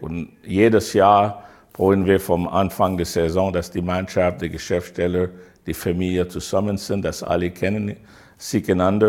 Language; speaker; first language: German; non-native, learner; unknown